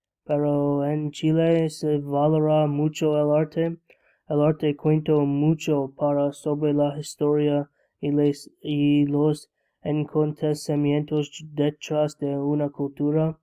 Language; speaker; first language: Spanish; non-native, learner; English